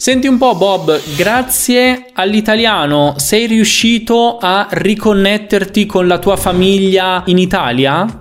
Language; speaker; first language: Italian; native; Italian